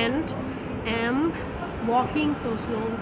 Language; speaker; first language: English; non-native, learner; Thai